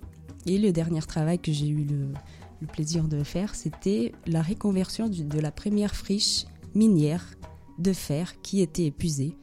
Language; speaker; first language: French; non-native, fluent; Portuguese